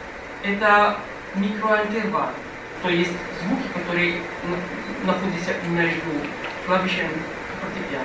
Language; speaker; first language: Russian; non-native, fluent; Arabic